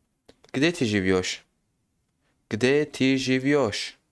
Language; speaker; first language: Russian; non-native, local second language; Tajik